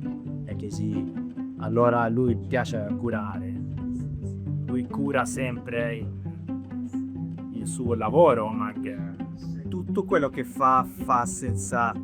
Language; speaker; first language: Italian; non-native, learner; Norwegian